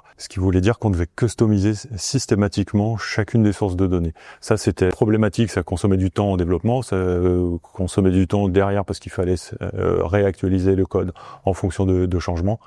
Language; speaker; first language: French; native; French